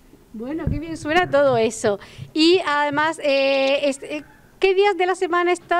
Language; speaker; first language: Spanish; native; Spanish